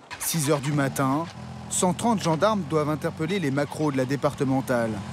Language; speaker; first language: French; native; French